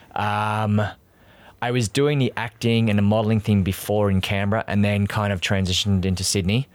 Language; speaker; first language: English; native; English